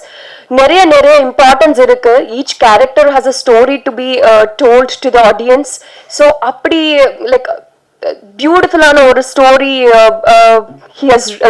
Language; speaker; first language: Tamil; non-native, learner; Telugu